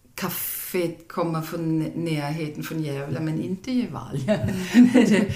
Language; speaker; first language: Swedish; non-native, fluent; German